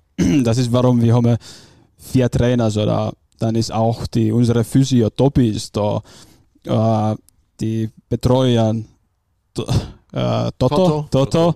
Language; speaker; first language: German; non-native, fluent; Finnish